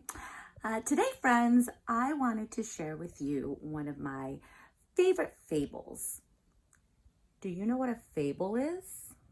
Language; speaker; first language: English; native; English